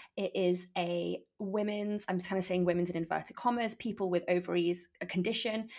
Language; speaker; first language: English; native; English